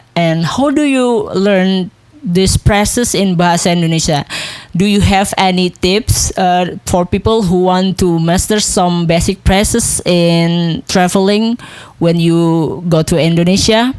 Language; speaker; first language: English; non-native, local second language; Indonesian